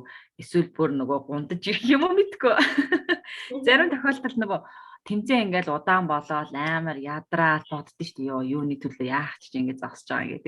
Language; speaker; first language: Mongolian; native; Mongolian